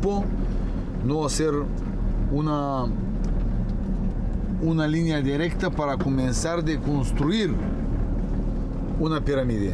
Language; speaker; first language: Spanish; non-native, fluent; Bulgarian